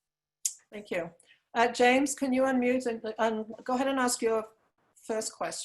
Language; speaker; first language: English; native; English